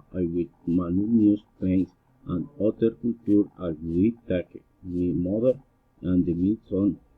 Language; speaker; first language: English; non-native, learner; Spanish